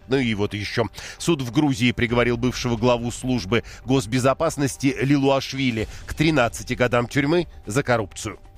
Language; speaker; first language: Russian; native; Russian